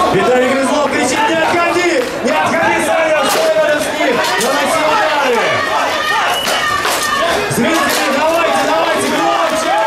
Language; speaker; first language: Russian; native; Russian